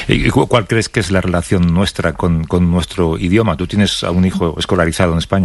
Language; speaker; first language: Spanish; native; Spanish